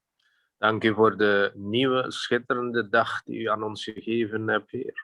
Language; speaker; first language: Dutch; non-native, fluent; Indonesian